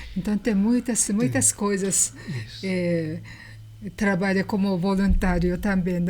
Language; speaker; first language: Portuguese; non-native, learner; Japanese